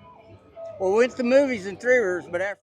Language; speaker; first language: English; native; English